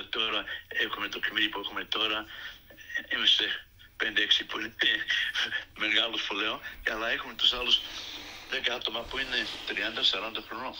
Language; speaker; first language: Greek; early bilingual, heritage; Greek